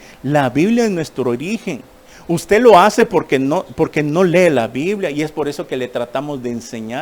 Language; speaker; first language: Spanish; native; Spanish